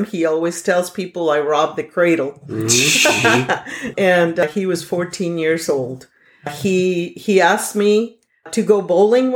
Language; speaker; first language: English; non-native, fluent; Spanish